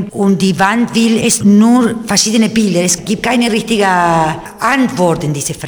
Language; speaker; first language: German; non-native, learner; Spanish